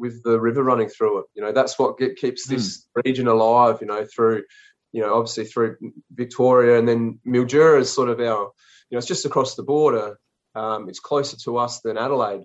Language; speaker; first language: English; native; English